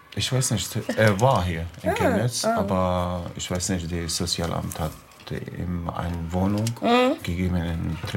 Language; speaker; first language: German; non-native, learner; Arabic